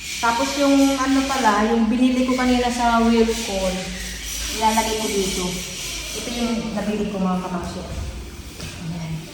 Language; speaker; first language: Filipino; non-native, local second language; Waray